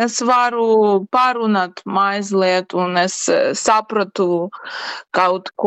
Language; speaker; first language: Latvian; non-native, learner; Ukrainian